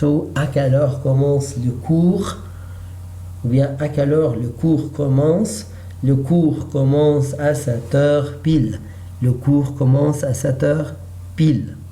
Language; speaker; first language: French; non-native, learner; Arabic